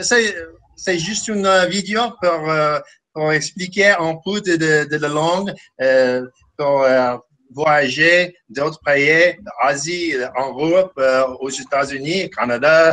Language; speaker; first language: French; non-native, fluent; English